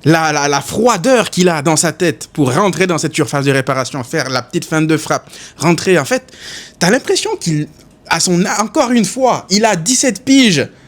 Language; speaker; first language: French; native; French